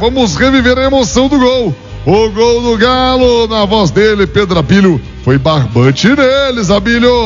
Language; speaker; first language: Portuguese; native; Portuguese